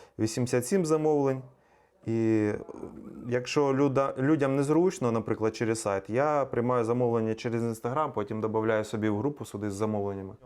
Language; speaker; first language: Ukrainian; native; Ukrainian